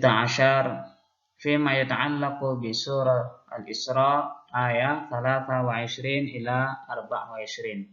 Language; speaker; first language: Arabic; non-native, fluent; Indonesian